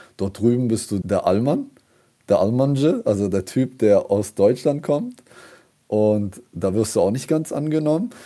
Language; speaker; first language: German; early bilingual, other home language; Kurdish